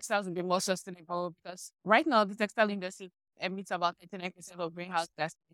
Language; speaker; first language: English; non-native, local second language; Yoruba